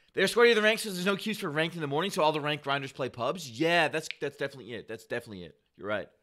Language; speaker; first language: English; native; English